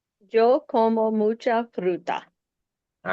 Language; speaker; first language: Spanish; non-native, learner; English